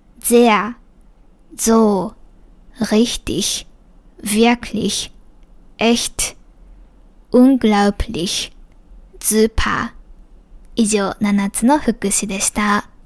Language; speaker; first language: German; non-native, fluent; Japanese